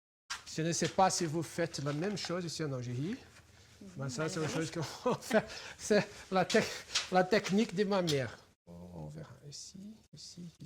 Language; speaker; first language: French; non-native, fluent; Portuguese